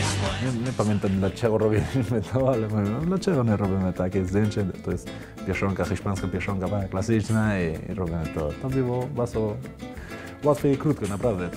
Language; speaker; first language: Polish; non-native, learner; Spanish